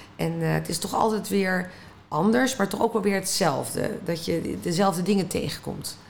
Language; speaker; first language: Dutch; native; Dutch